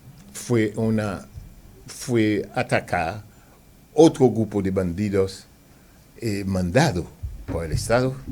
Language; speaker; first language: Spanish; non-native, fluent; Haitian Creole